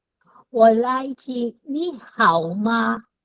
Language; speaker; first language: Chinese; non-native, learner; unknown